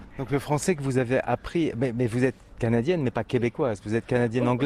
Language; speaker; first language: French; native; French